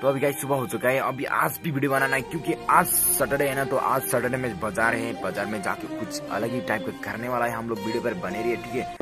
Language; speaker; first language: Hindi; non-native, local second language; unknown